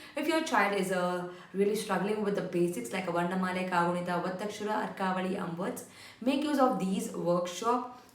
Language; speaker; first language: English; non-native, local second language; Kannada